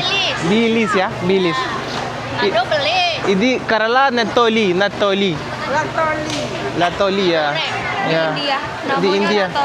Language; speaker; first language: Indonesian; non-native, learner; Malayalam